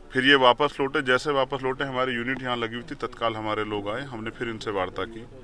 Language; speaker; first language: Hindi; native; Hindi